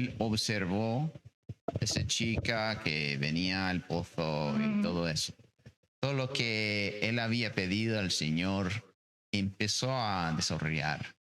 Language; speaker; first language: Spanish; non-native, fluent; English